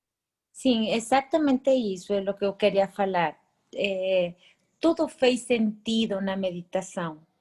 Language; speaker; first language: Portuguese; non-native, fluent; Spanish